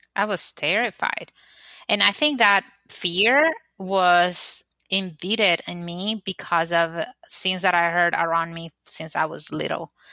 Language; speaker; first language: English; non-native, fluent; Spanish